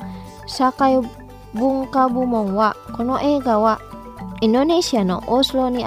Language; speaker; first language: Japanese; non-native, fluent; Indonesian